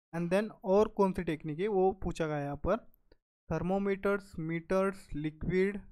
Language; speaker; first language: Hindi; non-native, local second language; Marathi